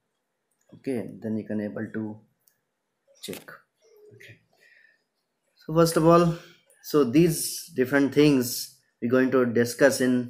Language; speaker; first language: English; non-native, local second language; Marathi